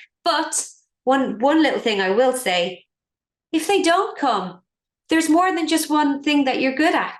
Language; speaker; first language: English; native; English